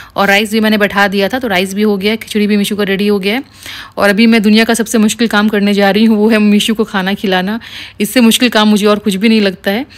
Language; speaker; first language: Hindi; native; Hindi